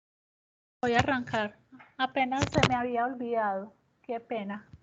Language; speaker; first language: Spanish; native; Spanish